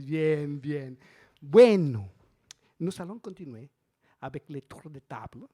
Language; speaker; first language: French; non-native, fluent; Spanish